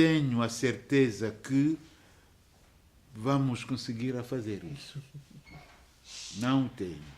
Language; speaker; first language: Portuguese; non-native, fluent; French